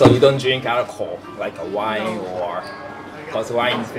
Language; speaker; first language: English; non-native, fluent; Japanese